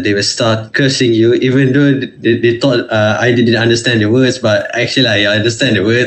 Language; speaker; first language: English; non-native, fluent; Malay